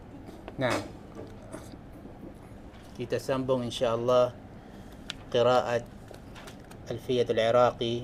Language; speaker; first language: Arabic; non-native, fluent; Malay